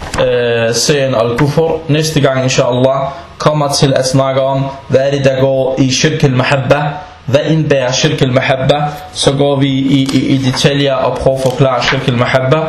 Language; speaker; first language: Danish; non-native, fluent; Arabic